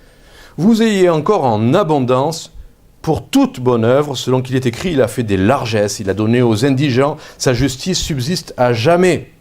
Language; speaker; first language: French; native; French